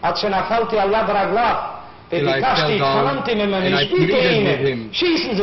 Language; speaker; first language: Hebrew; non-native, fluent; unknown